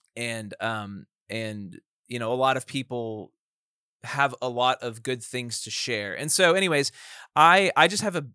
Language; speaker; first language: English; native; English